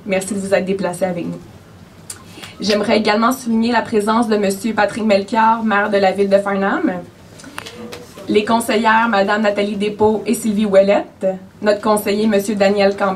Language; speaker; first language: French; native; French